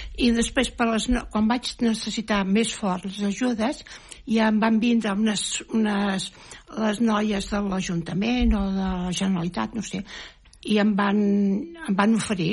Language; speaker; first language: Catalan; native; Catalan